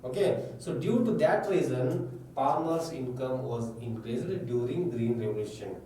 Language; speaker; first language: English; non-native, local second language; Kannada